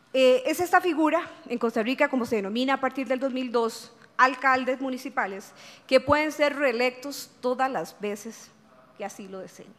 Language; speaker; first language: Spanish; native; Spanish